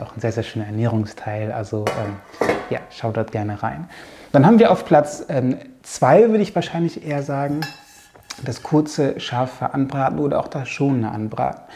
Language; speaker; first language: German; native; German